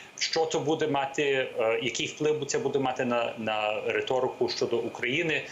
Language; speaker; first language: Ukrainian; early bilingual, heritage; English